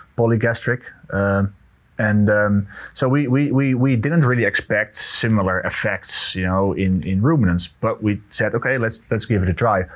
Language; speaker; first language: English; non-native, fluent; Dutch